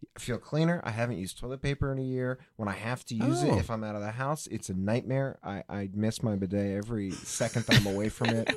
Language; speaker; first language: English; native; English